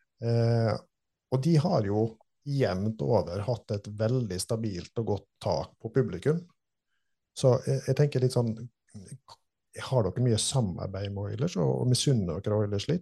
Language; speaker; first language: Norwegian; native; Norwegian